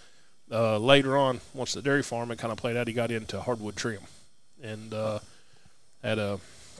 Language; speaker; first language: English; native; English